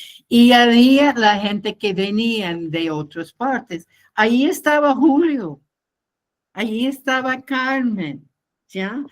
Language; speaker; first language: Spanish; non-native, fluent; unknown